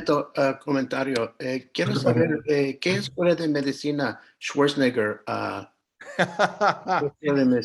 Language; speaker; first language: Spanish; non-native, fluent; English